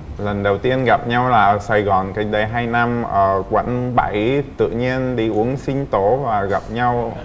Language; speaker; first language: Vietnamese; non-native, fluent; Czech